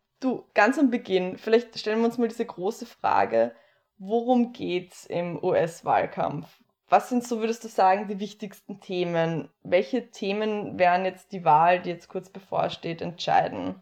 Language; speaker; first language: German; native; German